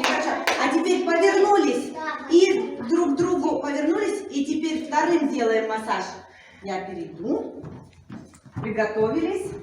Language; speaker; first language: Russian; native; Russian